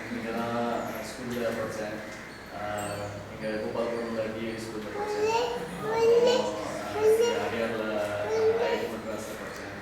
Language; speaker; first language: Tamil; non-native, local second language; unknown